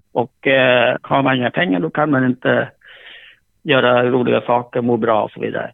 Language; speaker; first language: Swedish; early bilingual, other home language; Vietnamese